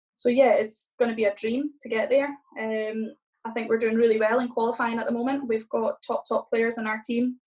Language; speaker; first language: English; native; English